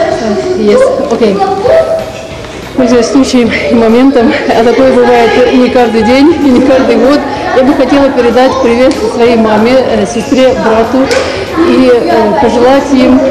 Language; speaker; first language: Russian; non-native, local second language; Ukrainian